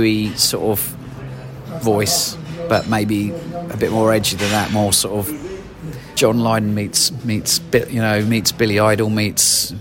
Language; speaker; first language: English; native; English